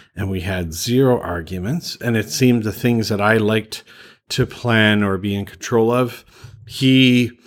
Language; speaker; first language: English; native; English